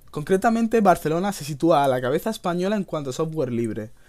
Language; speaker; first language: Spanish; native; Spanish